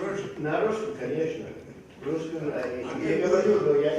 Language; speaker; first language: Russian; non-native, fluent; English